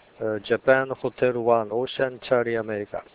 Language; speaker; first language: English; non-native, learner; Japanese